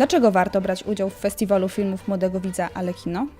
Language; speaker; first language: Polish; native; Polish